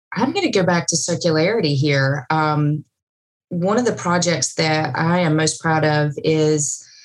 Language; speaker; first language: English; native; English